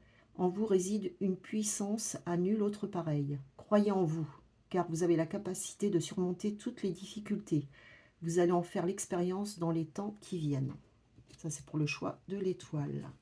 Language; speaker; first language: French; native; French